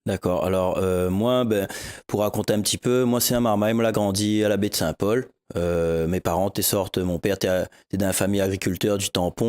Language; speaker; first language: French; non-native, local second language; Réunion Creole French